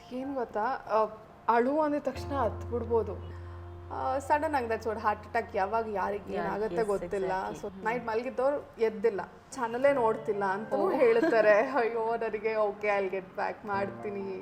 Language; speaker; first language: Kannada; native; Kannada